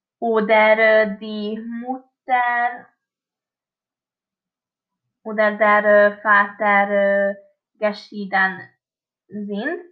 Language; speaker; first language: German; non-native, learner; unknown